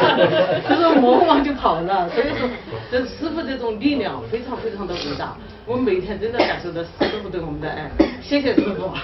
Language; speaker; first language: Chinese; native; Chinese